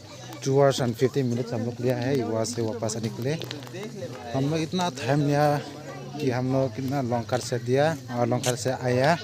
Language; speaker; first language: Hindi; non-native, local second language; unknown